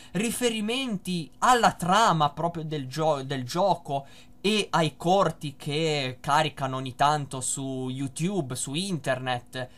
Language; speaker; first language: Italian; native; Italian